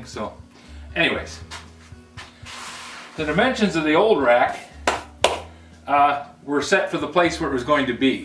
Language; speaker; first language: English; native; English